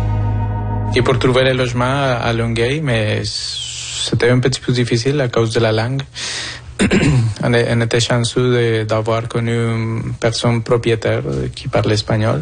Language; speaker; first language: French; non-native, fluent; Spanish